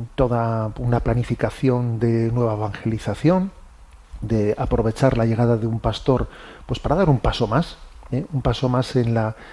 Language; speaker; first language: Spanish; native; Spanish